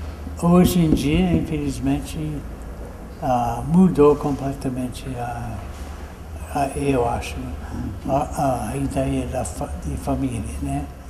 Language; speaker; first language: Portuguese; non-native, fluent; English